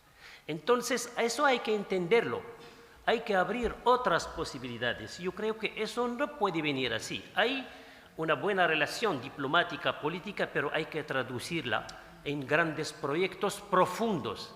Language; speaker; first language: Spanish; non-native, fluent; Arabic